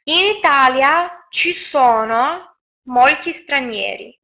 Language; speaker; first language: Italian; non-native, fluent; Russian